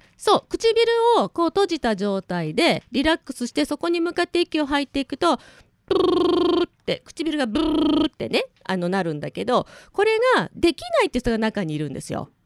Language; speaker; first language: Japanese; native; Japanese